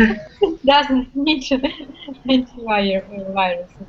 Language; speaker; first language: English; non-native, learner; Russian